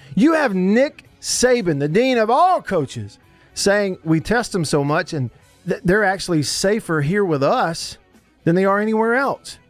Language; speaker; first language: English; native; English